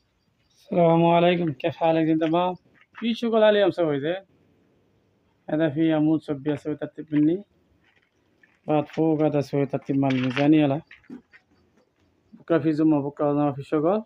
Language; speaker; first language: Arabic; non-native, learner; Bangla